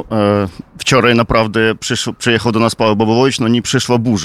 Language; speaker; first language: Polish; non-native, fluent; Ukrainian